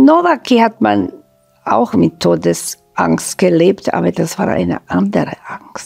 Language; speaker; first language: German; non-native, fluent; Slovak